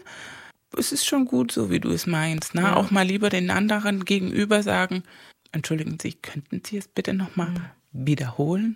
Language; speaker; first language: German; non-native, fluent; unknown